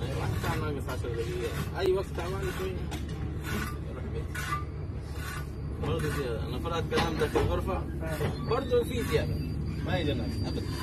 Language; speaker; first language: Arabic; non-native, learner; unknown